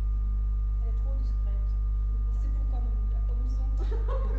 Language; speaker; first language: French; non-native, fluent; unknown